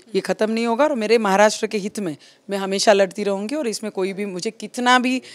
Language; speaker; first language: Hindi; non-native, local second language; Marathi